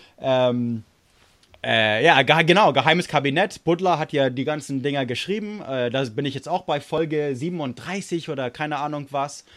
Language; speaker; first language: German; non-native, fluent; English